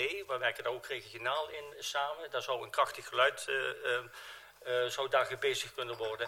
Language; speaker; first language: Dutch; native; Dutch